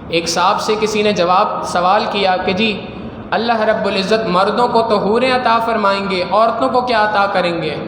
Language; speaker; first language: Urdu; native; Urdu